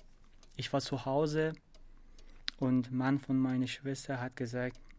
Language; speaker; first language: German; non-native, learner; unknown